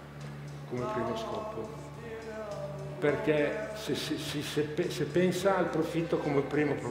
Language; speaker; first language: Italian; non-native, fluent; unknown